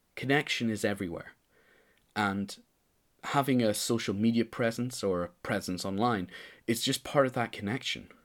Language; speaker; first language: English; native; English